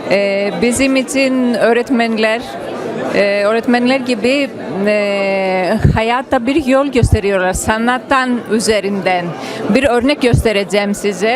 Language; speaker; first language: Turkish; non-native, fluent; Kyrgyz